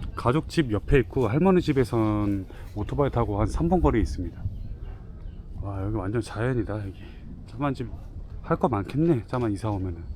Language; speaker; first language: Korean; native; Korean